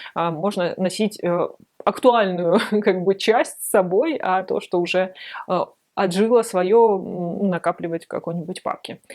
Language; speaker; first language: Russian; native; Russian